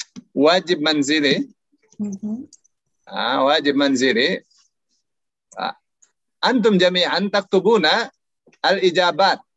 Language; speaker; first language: Arabic; non-native, fluent; Indonesian